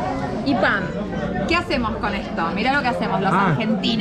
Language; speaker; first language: Spanish; native; Spanish